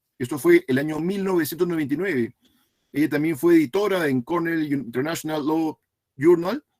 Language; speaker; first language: Spanish; native; Spanish